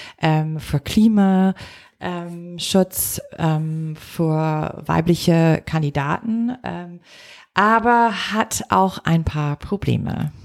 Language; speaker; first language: German; non-native, fluent; English